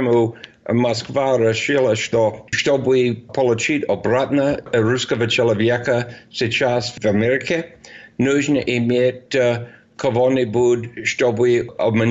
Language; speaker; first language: Russian; non-native, fluent; English